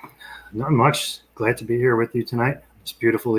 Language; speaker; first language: English; native; English